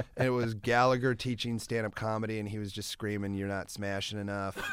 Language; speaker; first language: English; native; English